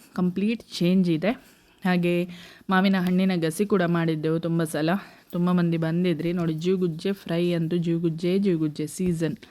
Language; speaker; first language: Kannada; native; Kannada